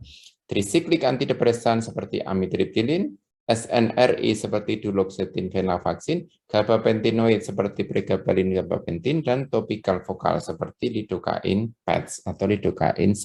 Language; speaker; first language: Indonesian; native; Indonesian